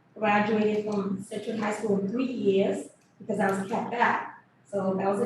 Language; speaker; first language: English; early bilingual, other home language; Kabuverdianu